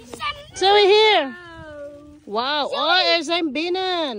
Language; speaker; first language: Dutch; non-native, learner; Filipino